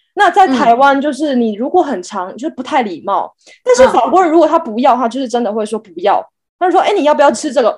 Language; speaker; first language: Chinese; native; Chinese